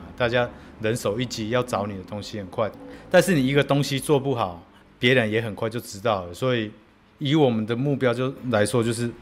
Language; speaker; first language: Chinese; native; Chinese